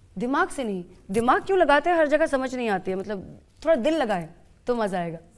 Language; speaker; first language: Hindi; non-native, local second language; Bangla